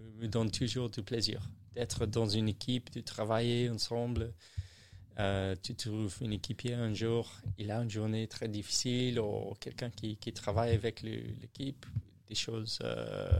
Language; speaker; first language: French; non-native, learner; English